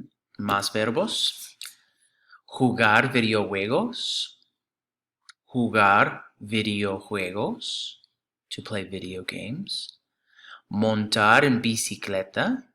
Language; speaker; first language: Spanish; non-native, fluent; English